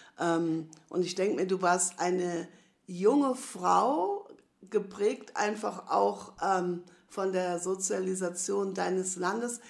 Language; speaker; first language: German; native; German